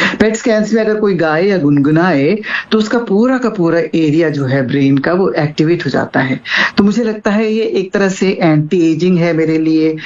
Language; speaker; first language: Hindi; non-native, local second language; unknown